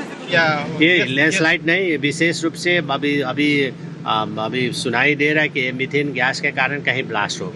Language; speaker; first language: Hindi; non-native, local second language; Nepali